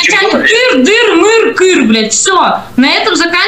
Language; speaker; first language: Russian; native; Russian